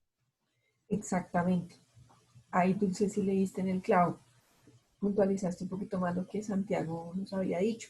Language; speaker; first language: Spanish; native; Spanish